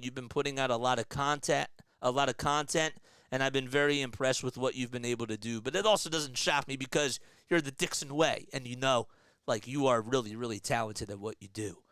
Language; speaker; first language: English; native; English